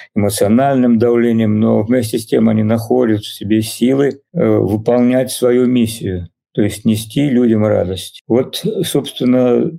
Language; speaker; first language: Russian; native; Russian